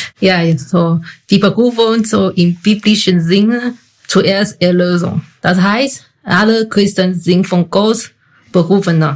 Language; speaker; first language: German; non-native, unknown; Chinese